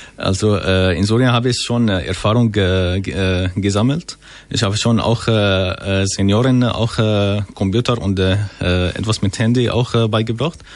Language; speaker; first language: German; non-native, learner; Arabic